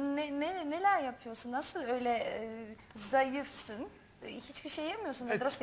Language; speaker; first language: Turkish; non-native, learner; Greek